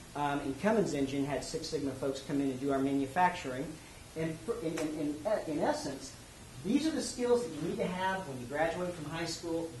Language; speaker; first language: English; native; English